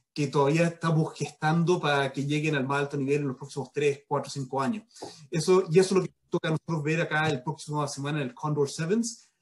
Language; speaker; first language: Spanish; early bilingual, heritage; Spanish